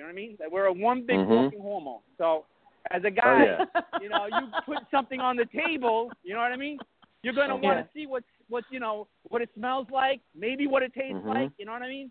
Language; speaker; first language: English; early bilingual, other home language; Italian